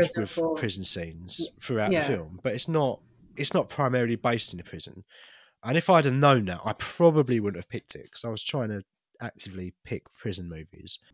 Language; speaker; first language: English; native; English